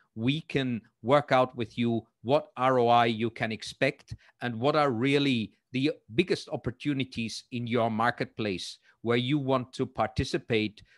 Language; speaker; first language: English; non-native, fluent; German